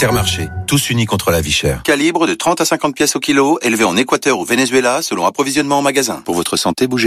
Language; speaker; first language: French; native; French